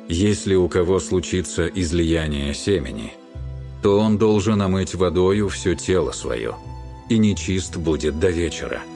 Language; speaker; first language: Russian; native; Russian